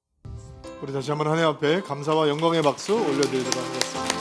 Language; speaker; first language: Korean; native; Korean